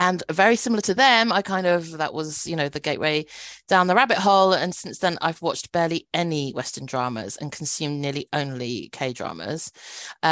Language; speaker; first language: English; non-native, local second language; Cantonese